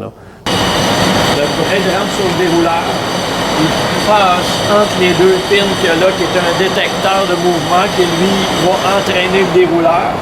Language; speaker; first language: French; native; French